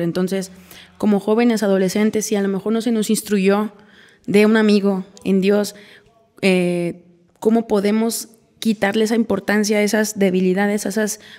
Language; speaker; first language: Spanish; native; Spanish